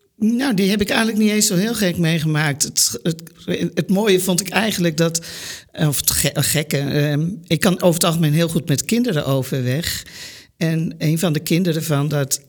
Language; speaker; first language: Dutch; native; Dutch